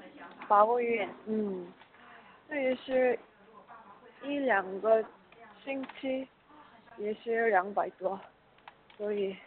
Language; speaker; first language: Chinese; non-native, learner; Korean